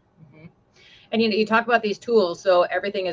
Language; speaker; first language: English; native; English